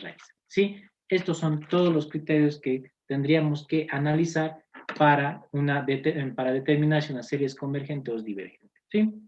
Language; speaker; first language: Spanish; native; Spanish